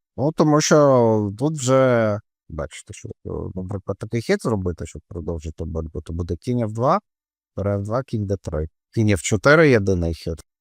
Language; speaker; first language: Ukrainian; non-native, local second language; Russian